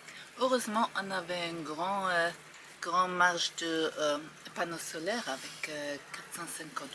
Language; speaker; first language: French; non-native, fluent; German